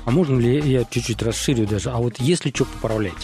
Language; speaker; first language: Russian; native; Russian